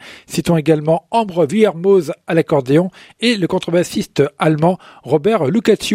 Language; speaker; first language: French; native; French